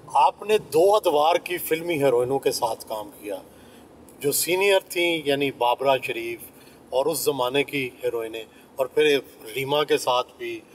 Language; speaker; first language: Urdu; non-native, local second language; Punjabi